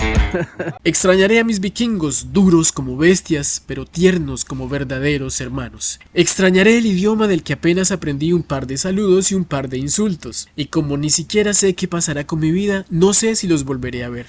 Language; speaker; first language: Spanish; native; Spanish